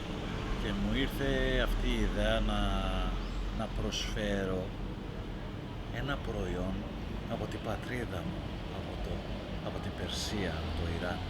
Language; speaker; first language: Greek; non-native, learner; Persian